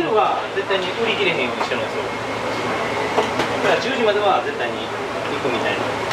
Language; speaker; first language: Japanese; native; Japanese